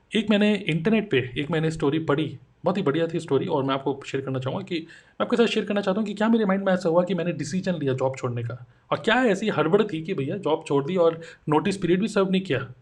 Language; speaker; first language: Hindi; native; Hindi